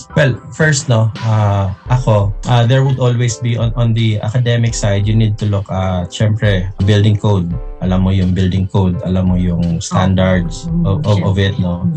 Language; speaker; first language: English; non-native, local second language; Hiligaynon